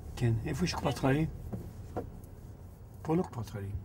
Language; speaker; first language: Hebrew; non-native, fluent; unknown